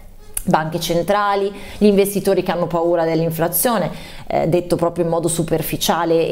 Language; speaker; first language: Italian; native; Italian